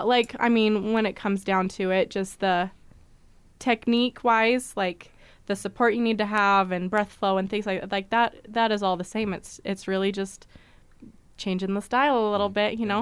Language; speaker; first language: English; early bilingual, other home language; Portuguese